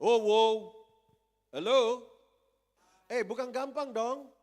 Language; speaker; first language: Indonesian; non-native, fluent; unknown